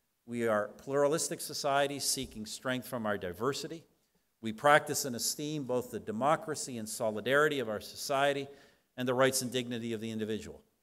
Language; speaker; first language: English; native; English